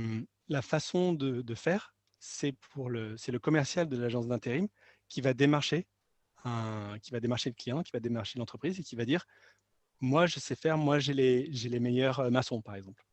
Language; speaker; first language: French; native; French